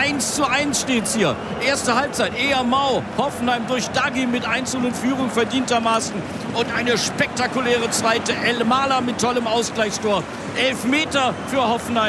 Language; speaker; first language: German; native; German